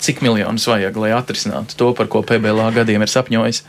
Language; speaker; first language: Latvian; native; Latvian